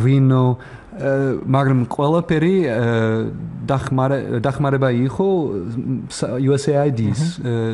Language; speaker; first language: Georgian; non-native, learner; English